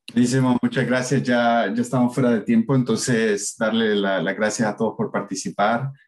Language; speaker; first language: Spanish; native; Spanish